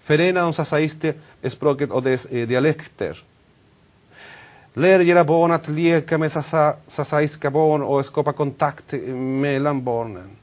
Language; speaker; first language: Swedish; non-native, fluent; Spanish